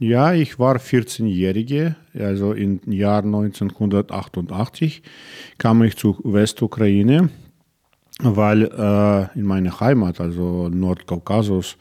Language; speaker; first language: German; non-native, learner; Russian